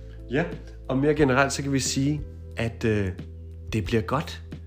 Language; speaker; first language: Danish; native; Danish